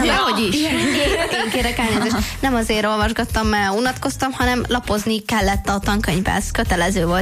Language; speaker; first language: Hungarian; native; Hungarian